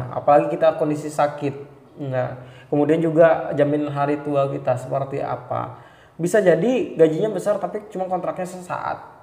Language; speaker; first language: Indonesian; native; Indonesian